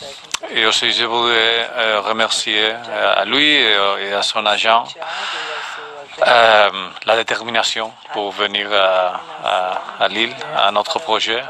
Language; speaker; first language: French; non-native, fluent; Spanish